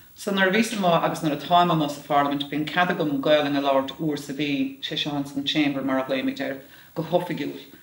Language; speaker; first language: Irish; native; Irish